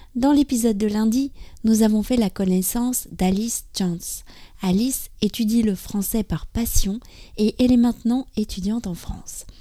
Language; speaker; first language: French; native; French